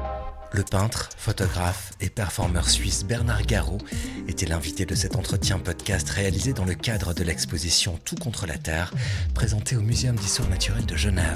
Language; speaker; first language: French; native; French